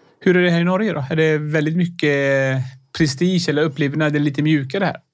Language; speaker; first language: Swedish; early bilingual, other home language; Arabic